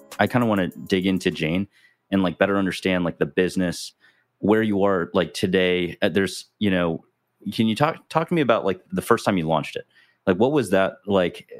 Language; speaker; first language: English; native; English